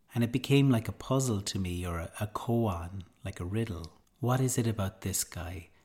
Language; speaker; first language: English; native; English